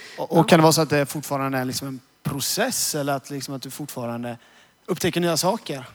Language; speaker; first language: Swedish; native; Swedish